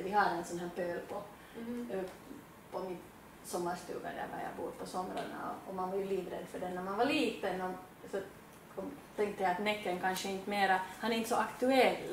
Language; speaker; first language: Swedish; native; Swedish